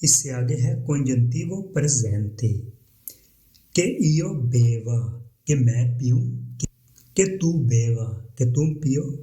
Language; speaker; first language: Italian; non-native, learner; Urdu